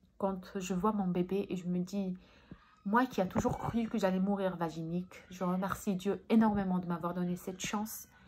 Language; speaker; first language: French; early bilingual, other home language; Arabic